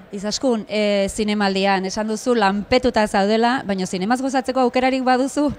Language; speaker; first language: Basque; native; Basque